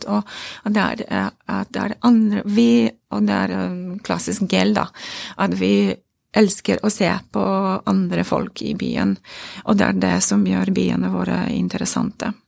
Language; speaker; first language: Norwegian; non-native, fluent; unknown